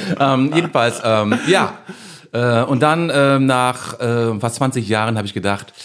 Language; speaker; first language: German; non-native, fluent; English